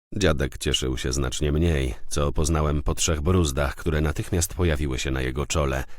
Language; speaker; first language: Polish; native; Polish